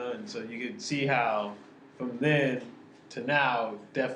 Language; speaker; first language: English; native; English